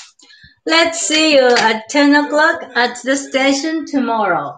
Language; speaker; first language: English; non-native, learner; Japanese